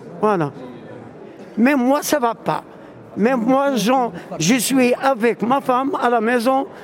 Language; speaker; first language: French; non-native, local second language; Arabic